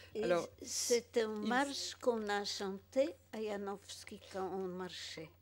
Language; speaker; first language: French; non-native, fluent; Polish